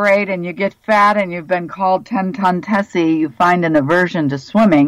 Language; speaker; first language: English; native; English